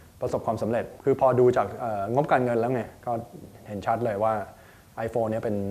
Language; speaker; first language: Thai; native; Thai